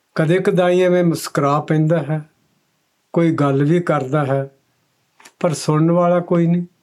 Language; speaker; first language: Punjabi; native; Punjabi